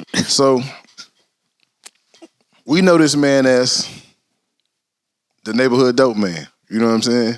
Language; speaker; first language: English; native; English